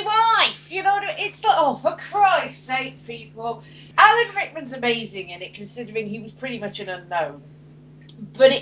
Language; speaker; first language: English; native; English